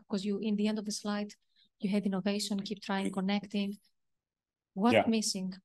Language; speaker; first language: English; non-native, fluent; Greek